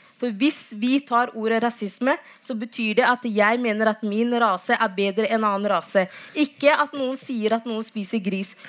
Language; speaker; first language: Norwegian; non-native, fluent; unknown